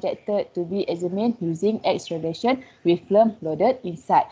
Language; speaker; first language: English; non-native, local second language; Malay